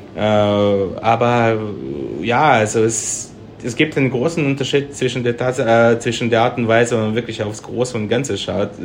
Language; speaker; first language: German; non-native, fluent; Russian